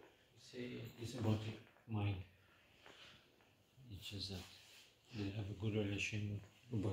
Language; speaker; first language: English; non-native, learner; French